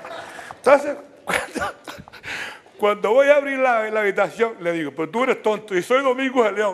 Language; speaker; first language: Spanish; native; Spanish